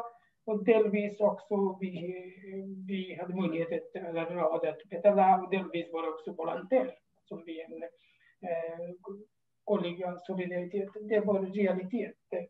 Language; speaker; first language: Swedish; non-native, fluent; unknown